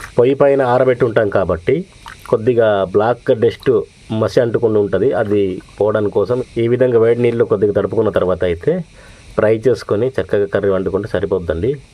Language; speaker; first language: Telugu; non-native, local second language; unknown